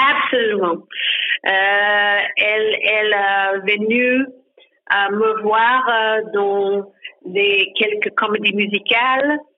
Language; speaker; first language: French; non-native, learner; English